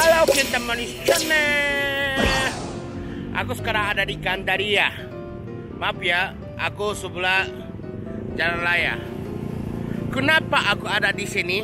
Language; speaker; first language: Indonesian; non-native, learner; Japanese